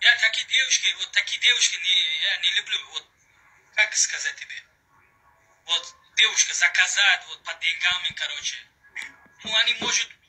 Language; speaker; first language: Russian; non-native, learner; Uzbek